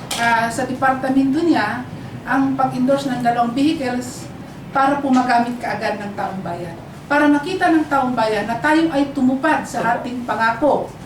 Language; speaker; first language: Filipino; non-native, local second language; Pangasinan